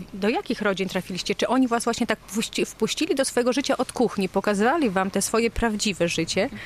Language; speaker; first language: Polish; native; Polish